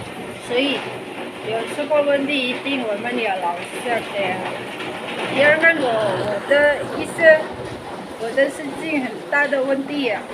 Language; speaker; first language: Chinese; non-native, learner; Indonesian